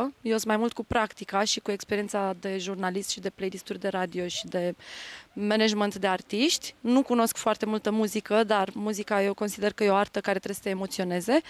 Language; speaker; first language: Romanian; native; Romanian